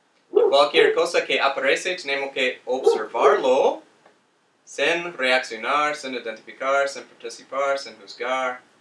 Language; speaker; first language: Spanish; non-native, fluent; English